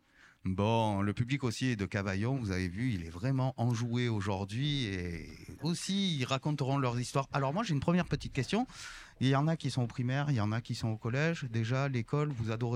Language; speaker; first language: French; native; French